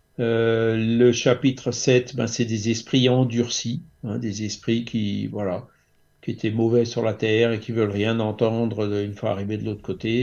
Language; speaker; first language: French; native; French